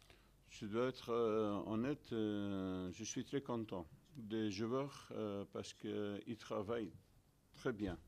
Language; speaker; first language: French; non-native, fluent; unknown